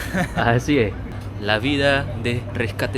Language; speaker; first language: Spanish; non-native, fluent; Indonesian